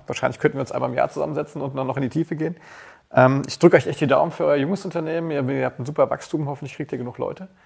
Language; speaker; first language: German; native; German